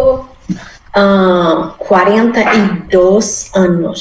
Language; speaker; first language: Spanish; non-native, learner; Portuguese